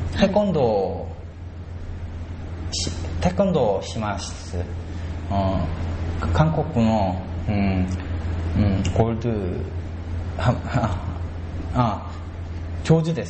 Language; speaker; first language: Japanese; non-native, learner; Korean